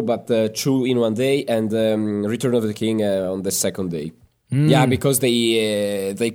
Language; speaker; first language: English; non-native, fluent; Italian